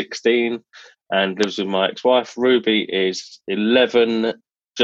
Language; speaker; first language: English; native; English